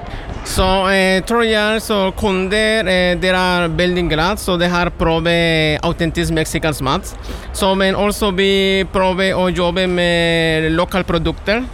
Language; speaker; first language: Norwegian; non-native, learner; Spanish